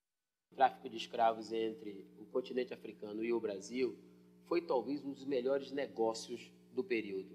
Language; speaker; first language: Portuguese; native; Portuguese